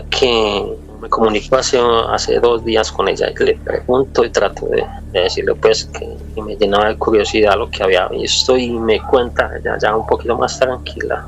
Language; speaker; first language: Spanish; native; Spanish